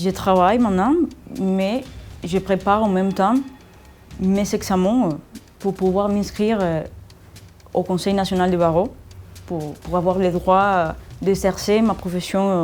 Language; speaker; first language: French; non-native, fluent; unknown